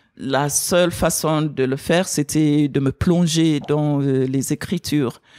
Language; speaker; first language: French; non-native, fluent; English